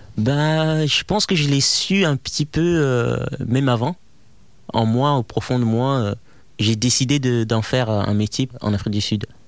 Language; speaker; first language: French; non-native, fluent; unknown